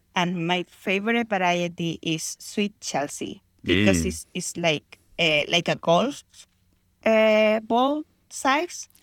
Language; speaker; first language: English; non-native, fluent; Spanish